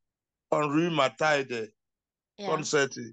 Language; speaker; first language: Finnish; non-native, learner; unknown